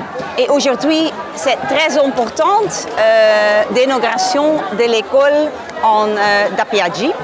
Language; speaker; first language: French; non-native, learner; Dutch